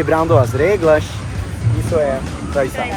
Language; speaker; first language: Portuguese; non-native, learner; Swedish